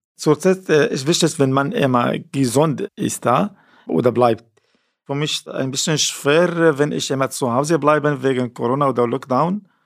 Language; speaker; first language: German; non-native, learner; Kurdish